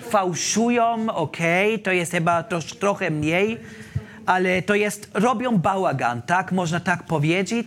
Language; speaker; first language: Polish; non-native, learner; German